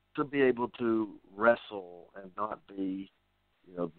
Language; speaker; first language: English; native; English